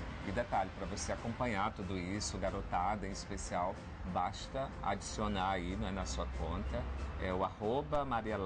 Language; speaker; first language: Portuguese; native; Portuguese